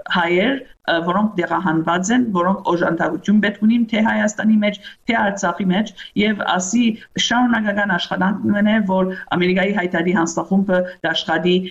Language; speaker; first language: Armenian; early bilingual, heritage; Armenian